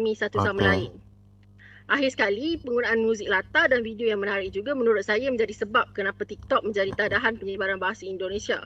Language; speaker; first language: Malay; native; Malay